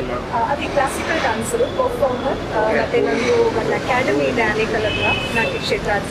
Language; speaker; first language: Kannada; non-native, learner; Malayalam